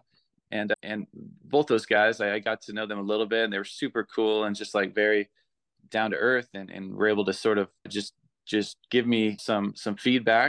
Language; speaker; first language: English; native; English